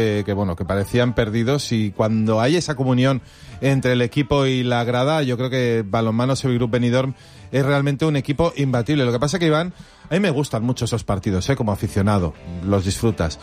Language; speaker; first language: Spanish; native; Spanish